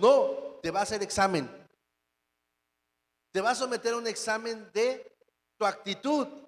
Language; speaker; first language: Spanish; native; Spanish